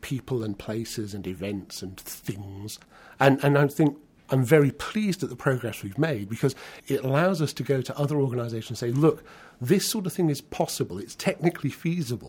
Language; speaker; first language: English; native; English